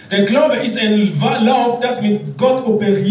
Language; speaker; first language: German; non-native, learner; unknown